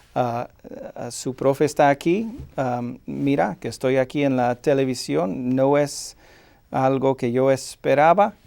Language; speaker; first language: Spanish; non-native, fluent; English